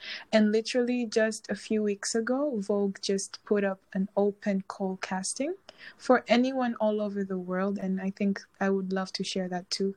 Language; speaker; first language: English; non-native, local second language; Swahili